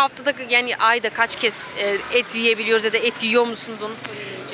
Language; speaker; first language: Turkish; native; Turkish